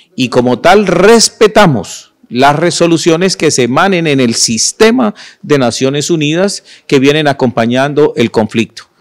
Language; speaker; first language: Spanish; native; Spanish